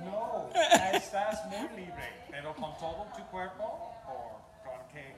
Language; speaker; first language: Spanish; non-native, learner; English